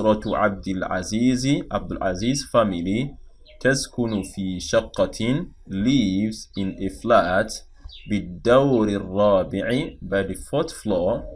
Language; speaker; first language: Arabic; non-native, fluent; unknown